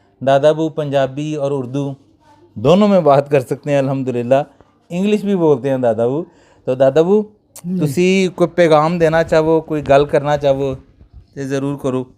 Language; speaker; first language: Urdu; native; Urdu